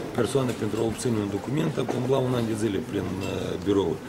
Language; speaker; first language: Romanian; non-native, local second language; Russian